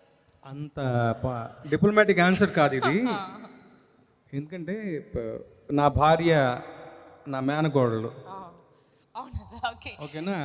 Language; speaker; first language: Telugu; native; Telugu